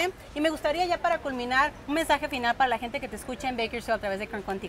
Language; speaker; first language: Spanish; native; Spanish